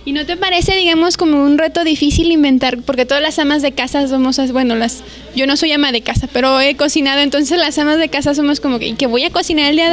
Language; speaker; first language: Spanish; native; Spanish